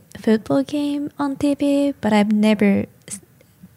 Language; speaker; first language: English; non-native, learner; Japanese